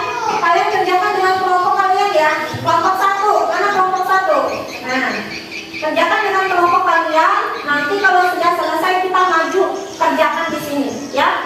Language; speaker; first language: Indonesian; native; Indonesian